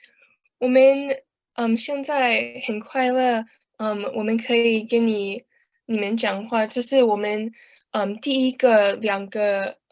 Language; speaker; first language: Chinese; early bilingual, heritage; Chinese